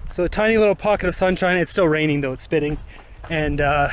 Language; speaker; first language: English; native; English